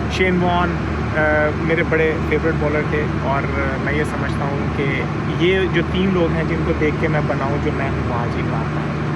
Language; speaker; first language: Urdu; non-native, local second language; Punjabi